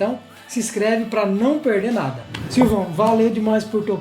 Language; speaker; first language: Portuguese; native; Portuguese